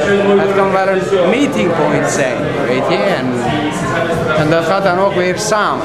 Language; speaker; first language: Dutch; non-native, fluent; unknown